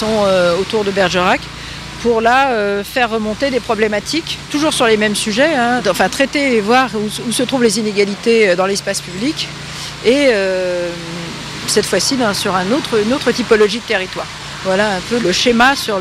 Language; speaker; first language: French; native; French